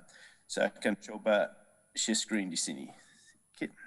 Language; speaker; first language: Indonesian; non-native, fluent; English